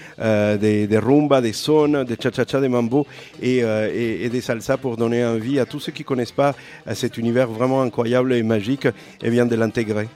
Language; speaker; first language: French; non-native, fluent; Spanish